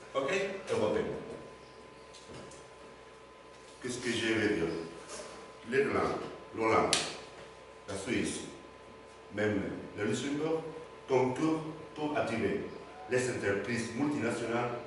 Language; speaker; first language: French; non-native, learner; Spanish